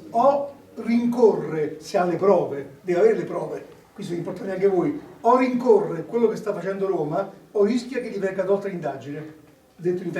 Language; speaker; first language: Italian; native; Italian